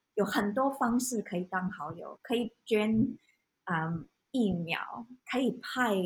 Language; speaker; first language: Chinese; non-native, fluent; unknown